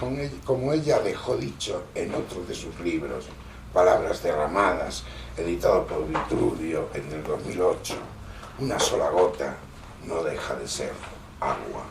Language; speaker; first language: Spanish; native; Spanish